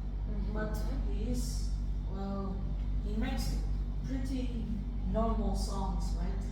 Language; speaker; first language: English; non-native, fluent; Vietnamese